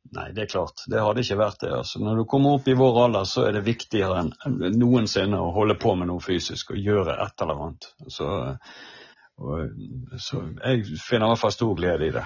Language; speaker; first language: Norwegian; native; Norwegian